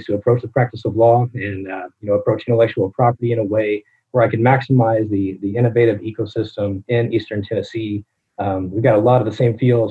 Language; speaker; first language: English; native; English